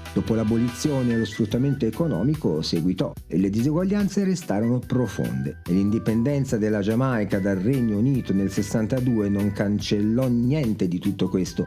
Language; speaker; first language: Italian; native; Italian